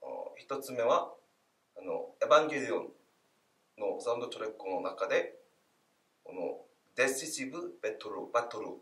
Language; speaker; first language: Japanese; non-native, learner; Korean